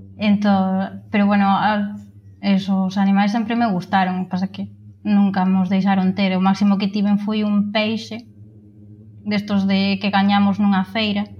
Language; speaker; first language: Galician; native; Galician